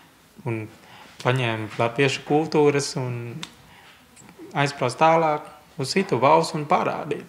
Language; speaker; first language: Latvian; non-native, fluent; Vietnamese